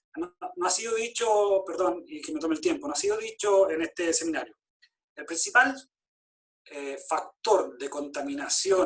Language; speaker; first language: Spanish; native; Spanish